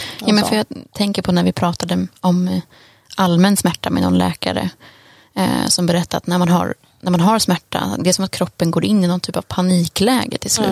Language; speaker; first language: Swedish; native; Swedish